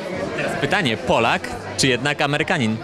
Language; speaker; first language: Polish; native; Polish